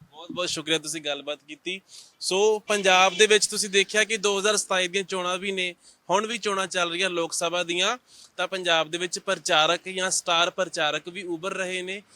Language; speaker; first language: Punjabi; native; Punjabi